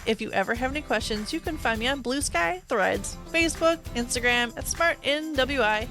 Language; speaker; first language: English; native; English